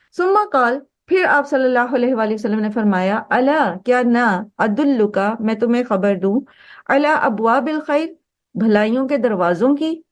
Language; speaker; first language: Urdu; native; Urdu